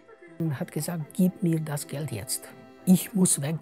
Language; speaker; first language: German; non-native, fluent; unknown